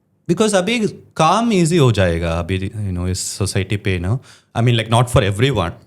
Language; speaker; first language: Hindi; non-native, local second language; Tamil